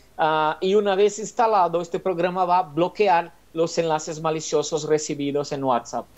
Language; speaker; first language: Spanish; non-native, fluent; Portuguese